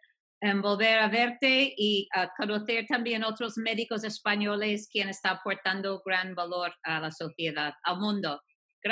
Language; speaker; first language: Spanish; non-native, fluent; English